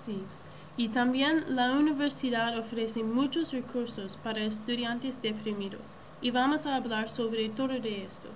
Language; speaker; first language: Spanish; non-native, learner; English